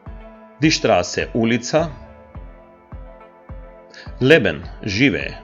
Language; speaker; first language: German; non-native, fluent; Macedonian